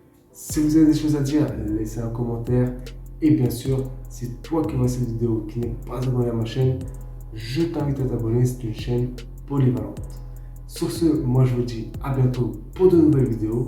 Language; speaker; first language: French; native; French